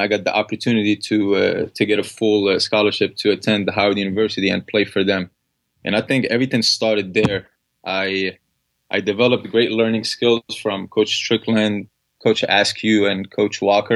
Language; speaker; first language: English; non-native, fluent; Arabic